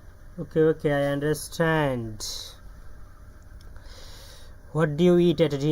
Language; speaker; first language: English; non-native, learner; Bangla